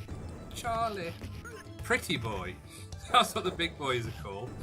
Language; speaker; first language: English; native; English